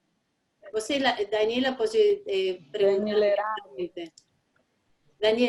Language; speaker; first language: Portuguese; non-native, learner; Spanish